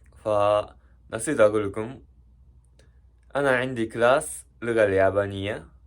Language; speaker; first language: Arabic; non-native, learner; Japanese